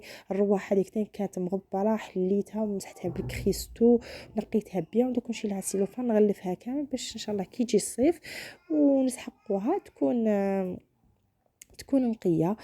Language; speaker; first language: Arabic; native; Arabic